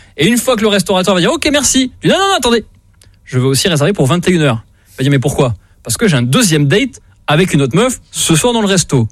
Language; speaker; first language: French; native; French